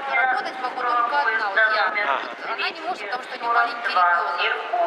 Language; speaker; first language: Russian; native; Russian